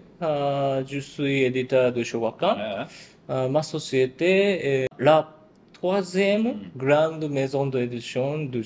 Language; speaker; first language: French; non-native, learner; Japanese